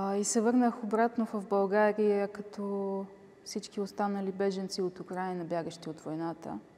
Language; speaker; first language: Bulgarian; early bilingual, heritage; Bulgarian